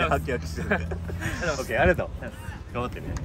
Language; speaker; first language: Japanese; native; Japanese